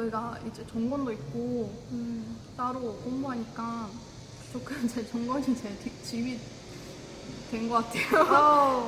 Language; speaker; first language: Korean; non-native, fluent; Ukrainian